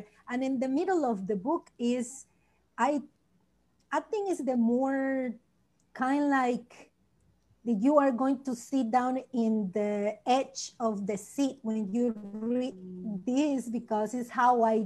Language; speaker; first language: English; non-native, learner; Spanish